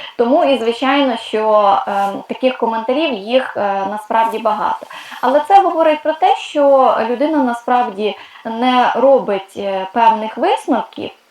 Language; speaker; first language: Ukrainian; non-native, local second language; Russian